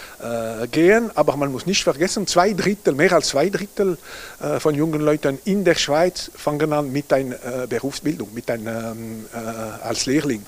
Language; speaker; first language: German; non-native, local second language; French